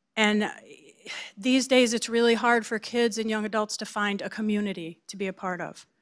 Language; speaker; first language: English; native; English